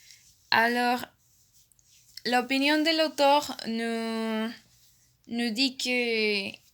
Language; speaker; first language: French; non-native, learner; Spanish